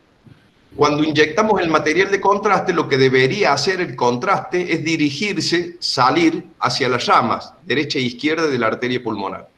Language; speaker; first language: Spanish; native; Spanish